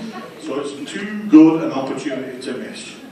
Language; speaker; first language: English; native; English